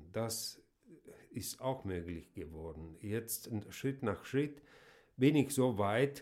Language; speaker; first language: German; non-native, fluent; Romanian